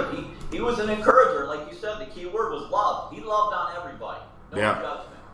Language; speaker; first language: English; native; English